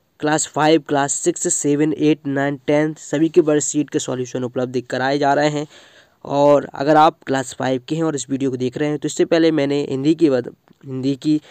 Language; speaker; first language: Hindi; native; Hindi